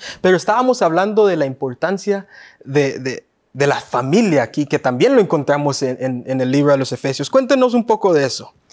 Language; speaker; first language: Spanish; early bilingual, heritage; Spanish